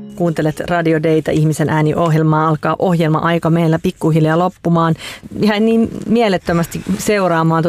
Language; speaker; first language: Finnish; native; Finnish